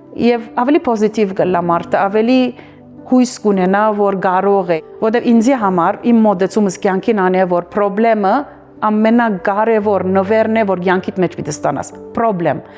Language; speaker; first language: Armenian; early bilingual, heritage; Armenian